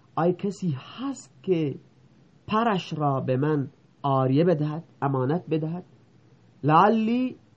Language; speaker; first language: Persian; non-native, local second language; Baluchi